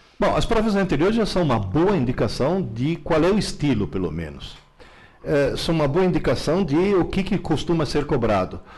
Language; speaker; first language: Portuguese; early bilingual, other home language; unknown